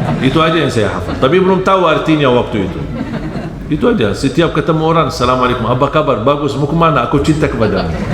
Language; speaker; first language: Malay; non-native, fluent; Arabic